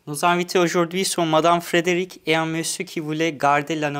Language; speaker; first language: French; non-native, learner; Turkish